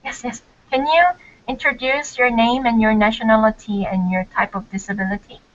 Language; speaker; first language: English; non-native, learner; Korean